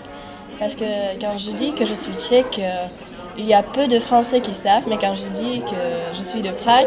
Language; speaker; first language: French; non-native, fluent; Czech